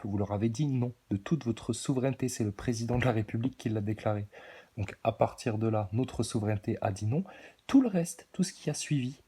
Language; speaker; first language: French; native; French